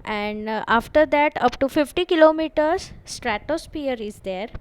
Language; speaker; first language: English; non-native, local second language; Marathi